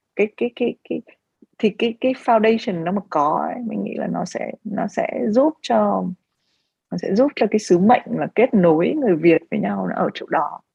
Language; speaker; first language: Vietnamese; native; Vietnamese